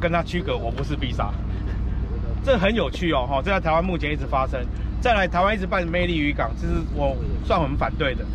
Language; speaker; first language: Chinese; native; Chinese